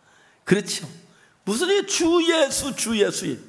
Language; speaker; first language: Korean; native; Korean